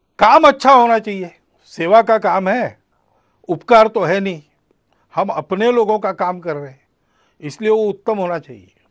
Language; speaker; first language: Hindi; non-native, local second language; Marathi